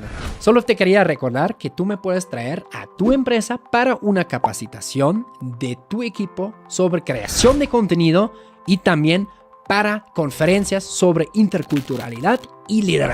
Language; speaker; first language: Spanish; non-native, fluent; German